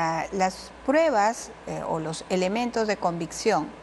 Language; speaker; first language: Spanish; native; Spanish